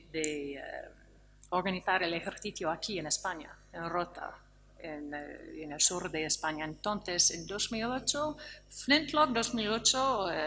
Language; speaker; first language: Spanish; non-native, fluent; English